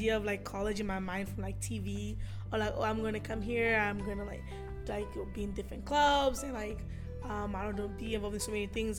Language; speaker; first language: English; early bilingual, other home language; Ewe